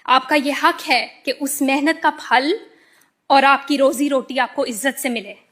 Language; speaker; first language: Hindi; early bilingual, other home language; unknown